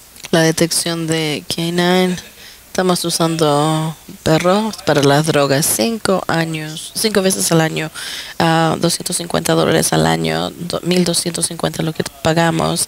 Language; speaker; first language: Spanish; non-native, fluent; English